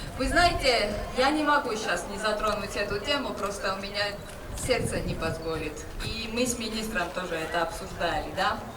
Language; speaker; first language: Russian; non-native, fluent; Georgian